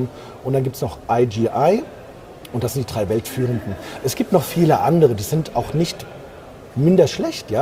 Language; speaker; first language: German; native; German